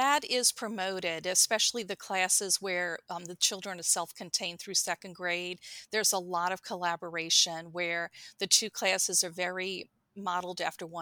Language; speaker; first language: English; native; English